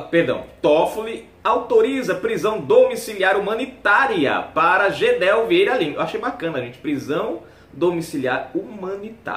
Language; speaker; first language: Portuguese; native; Portuguese